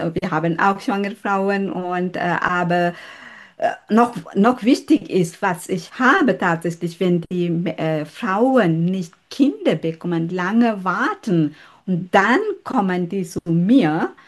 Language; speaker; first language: German; non-native, learner; Sinhala